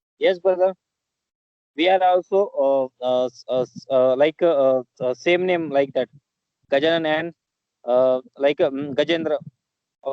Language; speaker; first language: English; non-native, learner; Marathi